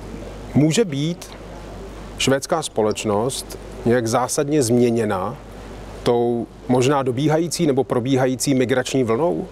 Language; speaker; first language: Czech; native; Czech